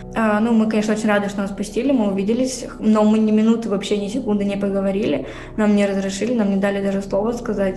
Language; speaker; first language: Russian; native; Russian